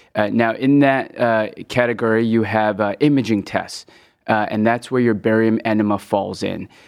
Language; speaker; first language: English; early bilingual, other home language; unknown